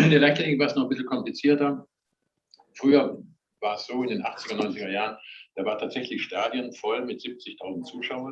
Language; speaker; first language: German; native; German